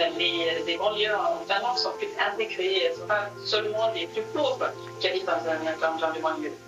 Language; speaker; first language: French; non-native, fluent; Swedish